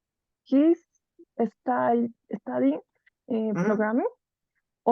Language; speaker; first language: English; non-native, learner; Spanish